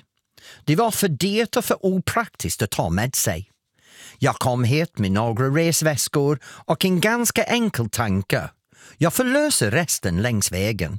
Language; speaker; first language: Swedish; non-native, fluent; English